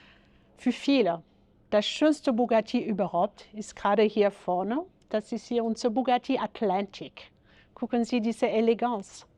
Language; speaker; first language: German; non-native, fluent; French